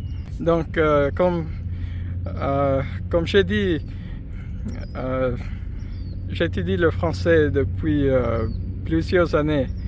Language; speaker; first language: French; non-native, fluent; English